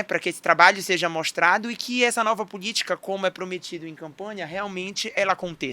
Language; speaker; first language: Portuguese; native; Portuguese